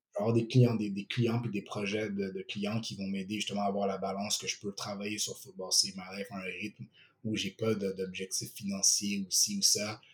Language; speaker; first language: French; early bilingual, other home language; Ewe